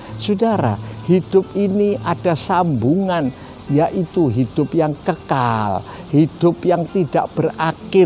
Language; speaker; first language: Indonesian; native; Indonesian